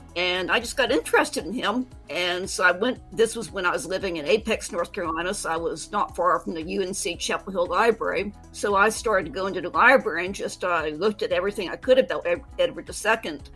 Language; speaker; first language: English; native; English